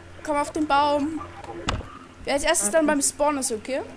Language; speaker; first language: German; early bilingual, other home language; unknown